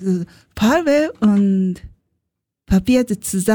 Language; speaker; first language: German; non-native, learner; Japanese